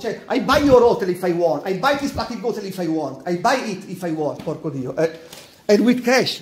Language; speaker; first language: English; non-native, learner; Italian